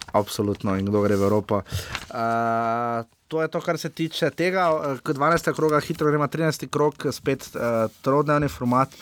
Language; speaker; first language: Slovenian; native; Slovenian